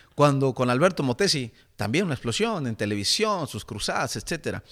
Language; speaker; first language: Spanish; native; Spanish